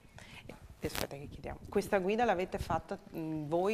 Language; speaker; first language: Italian; native; Italian